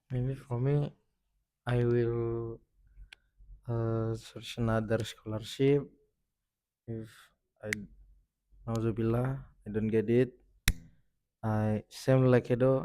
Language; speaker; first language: English; non-native, learner; Indonesian